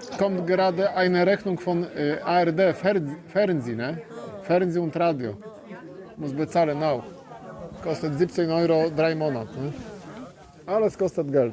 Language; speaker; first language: German; non-native, learner; Polish